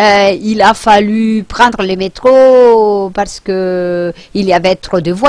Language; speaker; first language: French; non-native, fluent; Spanish